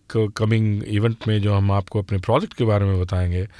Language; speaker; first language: Hindi; native; Hindi